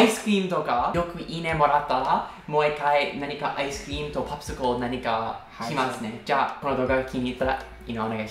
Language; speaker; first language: Japanese; non-native, learner; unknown